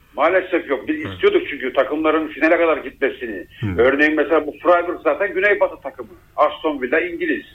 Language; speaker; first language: Turkish; early bilingual, heritage; Turkish